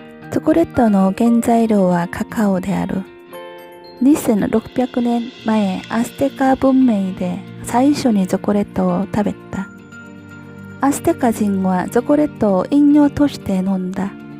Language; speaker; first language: Japanese; non-native, learner; Korean